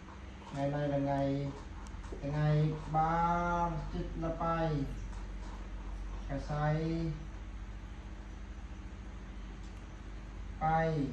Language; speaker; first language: Vietnamese; non-native, local second language; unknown